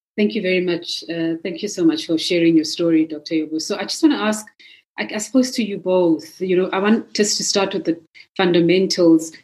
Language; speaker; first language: English; non-native, local second language; Zulu